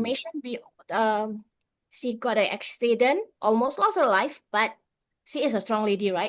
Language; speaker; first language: English; non-native, fluent; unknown